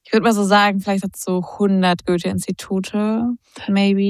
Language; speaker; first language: German; native; German